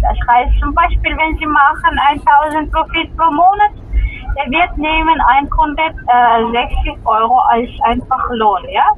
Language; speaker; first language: German; non-native, learner; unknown